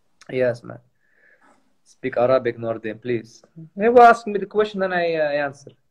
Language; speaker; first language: English; non-native, fluent; Arabic